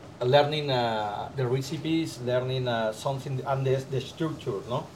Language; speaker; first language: English; non-native, learner; Spanish